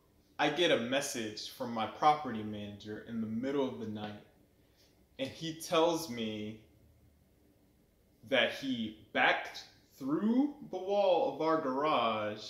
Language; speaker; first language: English; native; English